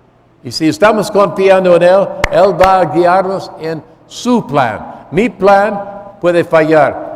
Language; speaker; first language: Spanish; non-native, fluent; English